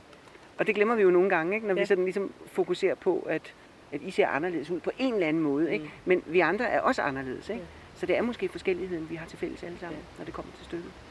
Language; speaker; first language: Danish; native; Danish